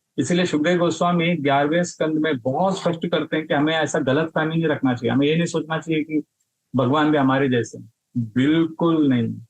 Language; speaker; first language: Hindi; non-native, local second language; Marathi